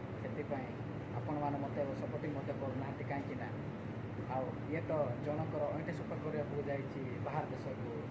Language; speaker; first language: Odia; non-native, local second language; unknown